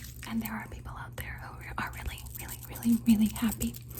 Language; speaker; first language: English; early bilingual, other home language; Spanish